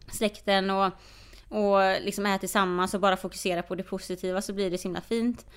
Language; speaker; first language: Swedish; early bilingual, other home language; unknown